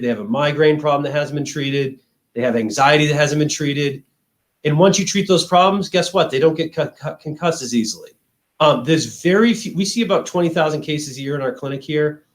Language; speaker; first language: English; native; English